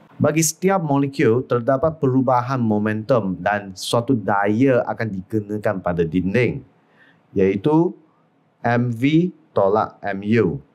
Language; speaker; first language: Malay; non-native, local second language; Chinese